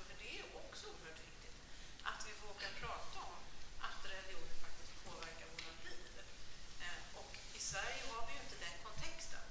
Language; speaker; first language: Swedish; native; Swedish